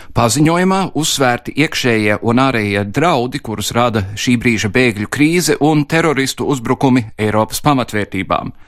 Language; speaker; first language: Latvian; early bilingual, heritage; Latvian